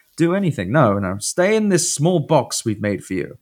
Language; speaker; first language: English; native; English